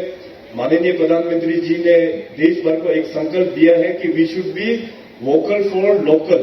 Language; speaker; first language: Hindi; non-native, local second language; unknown